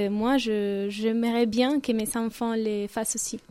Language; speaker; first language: French; non-native, fluent; Spanish